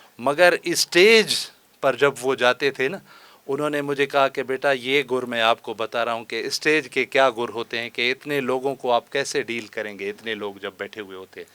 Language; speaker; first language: Urdu; non-native, local second language; Baluchi